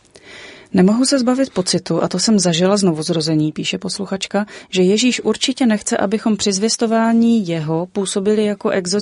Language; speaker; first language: Czech; native; Czech